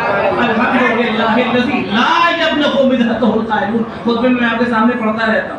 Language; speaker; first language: Urdu; native; Urdu